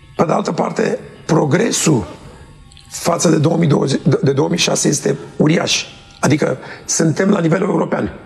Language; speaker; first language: Romanian; early bilingual, heritage; Romanian